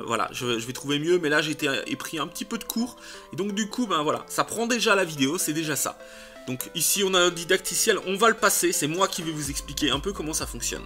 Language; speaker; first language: French; native; French